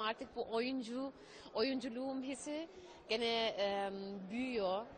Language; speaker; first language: Turkish; early bilingual, heritage; German